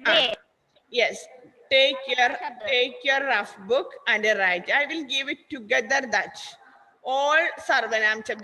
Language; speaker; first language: English; non-native, local second language; Malayalam